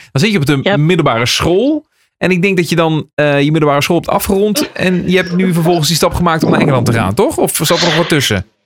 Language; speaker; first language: Dutch; native; Dutch